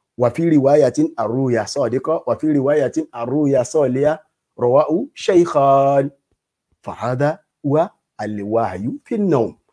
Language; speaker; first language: Arabic; non-native, fluent; Yoruba